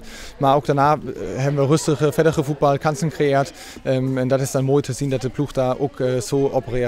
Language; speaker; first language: Dutch; non-native, fluent; German